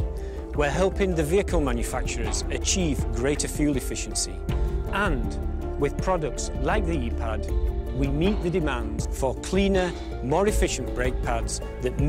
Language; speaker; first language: English; native; English